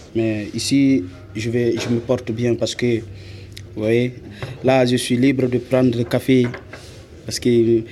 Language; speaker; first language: French; non-native, local second language; Fula